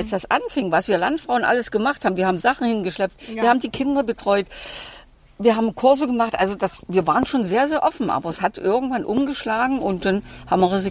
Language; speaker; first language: German; native; German